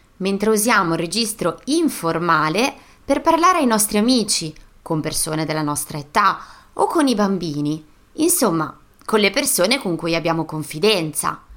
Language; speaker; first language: Italian; native; Italian